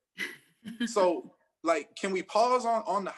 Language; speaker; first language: English; native; English